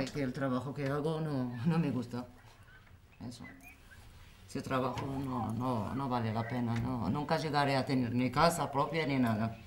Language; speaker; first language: Spanish; non-native, fluent; Arabic